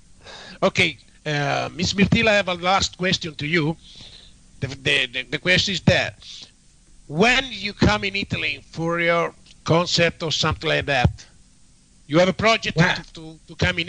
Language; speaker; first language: English; non-native, learner; Italian